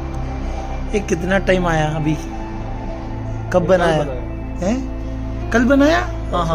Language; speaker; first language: Hindi; non-native, local second language; Malayalam